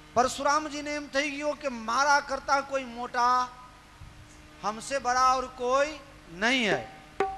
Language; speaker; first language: Hindi; non-native, local second language; Gujarati